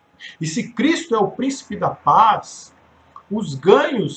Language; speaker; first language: Portuguese; native; Portuguese